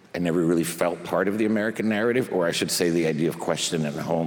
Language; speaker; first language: English; early bilingual, other home language; Spanish